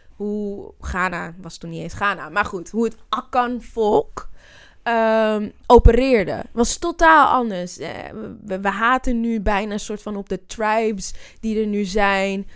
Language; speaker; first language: Dutch; native; Dutch